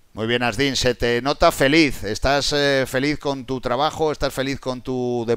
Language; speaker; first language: Spanish; native; Spanish